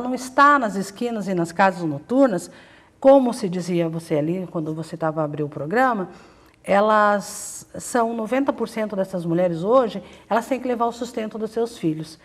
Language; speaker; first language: Portuguese; native; Portuguese